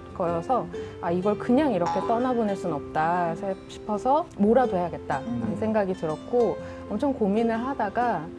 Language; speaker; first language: Korean; native; Korean